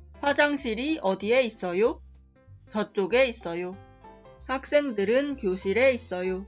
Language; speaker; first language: Korean; non-native, fluent; Spanish